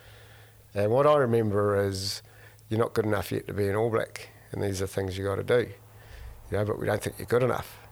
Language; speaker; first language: English; native; English